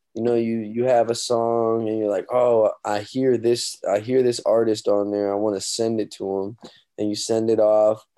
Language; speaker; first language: English; native; English